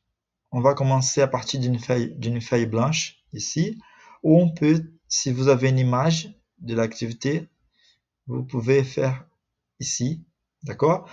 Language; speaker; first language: French; non-native, fluent; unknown